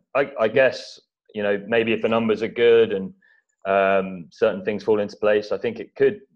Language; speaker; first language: English; native; English